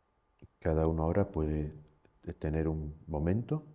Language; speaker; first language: Spanish; native; Spanish